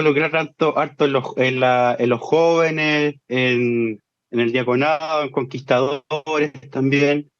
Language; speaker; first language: Spanish; native; Spanish